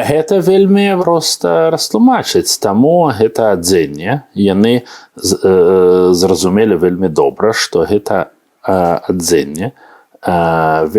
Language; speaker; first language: Belarusian; non-native, learner; Russian